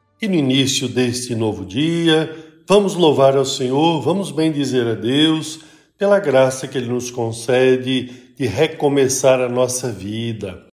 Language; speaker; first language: Portuguese; native; Portuguese